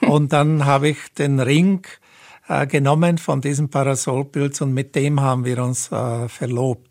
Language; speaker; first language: German; native; German